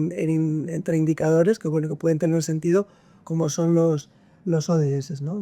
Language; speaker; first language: Spanish; native; Spanish